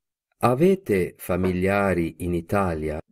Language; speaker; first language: Italian; non-native, learner; Vietnamese